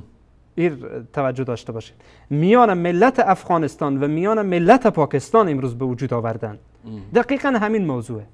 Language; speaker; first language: Persian; native; Persian